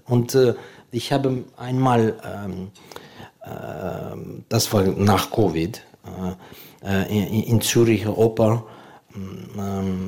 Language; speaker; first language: German; non-native, fluent; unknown